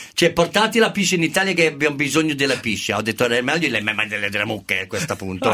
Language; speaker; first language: Italian; non-native, fluent; English